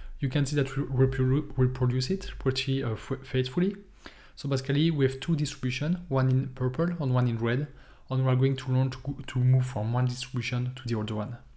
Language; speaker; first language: English; non-native, fluent; French